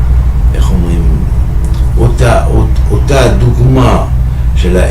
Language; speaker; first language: Hebrew; non-native, fluent; French